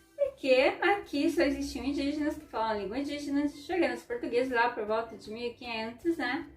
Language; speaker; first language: Portuguese; non-native, local second language; Ukrainian